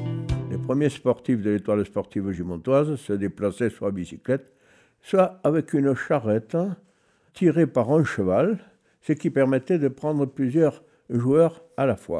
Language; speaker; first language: French; native; French